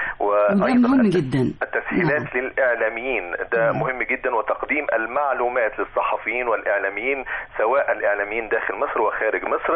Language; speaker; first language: Arabic; native; Arabic